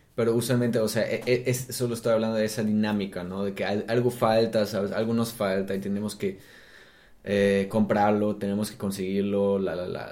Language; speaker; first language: Spanish; non-native, fluent; German